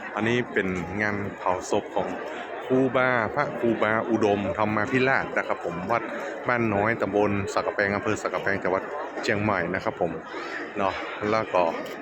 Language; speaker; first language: Thai; native; Thai